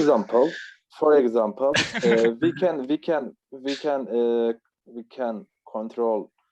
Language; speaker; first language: English; non-native, learner; Turkish